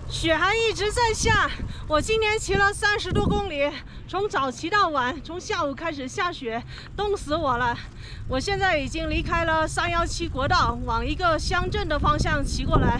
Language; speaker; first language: Chinese; native; Chinese